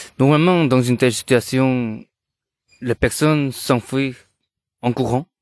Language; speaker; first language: French; non-native, learner; Korean